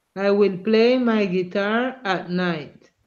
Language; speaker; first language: English; non-native, learner; Spanish